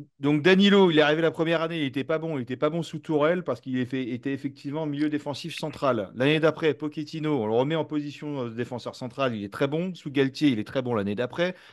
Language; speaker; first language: French; native; French